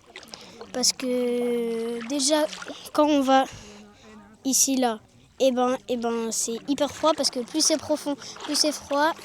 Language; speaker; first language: French; native; French